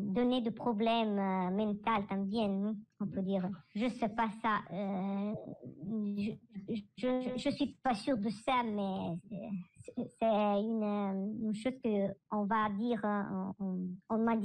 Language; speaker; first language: French; non-native, learner; Italian